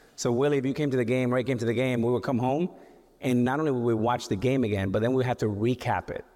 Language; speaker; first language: English; native; English